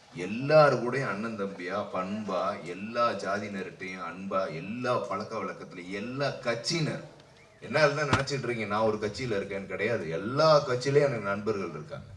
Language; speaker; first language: Tamil; native; Tamil